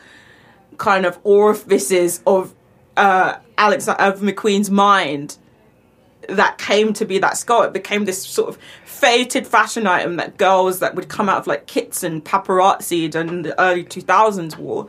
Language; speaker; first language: English; native; English